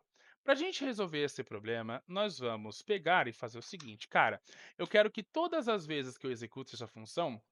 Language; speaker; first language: Portuguese; native; Portuguese